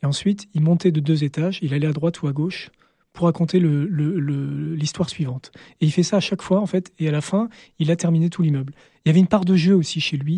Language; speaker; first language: French; native; French